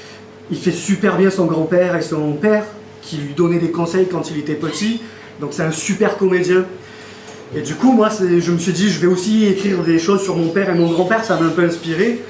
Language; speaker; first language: French; native; French